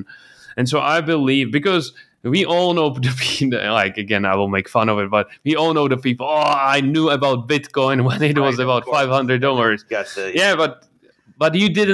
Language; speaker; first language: English; non-native, fluent; Czech